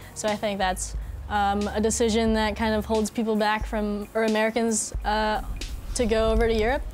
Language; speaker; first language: English; native; English